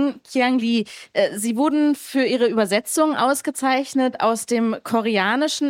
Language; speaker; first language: German; native; German